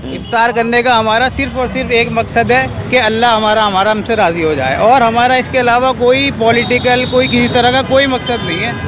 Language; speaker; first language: Hindi; native; Hindi